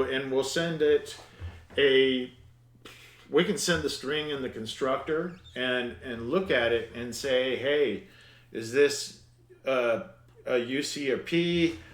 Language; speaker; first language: English; native; English